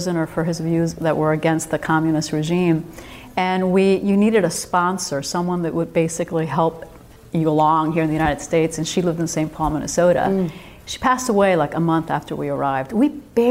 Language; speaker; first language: English; early bilingual, other home language; Spanish